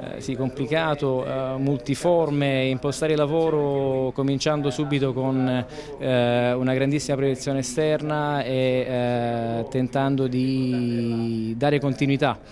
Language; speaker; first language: Italian; native; Italian